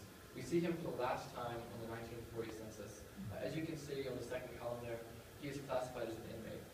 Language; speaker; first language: English; native; English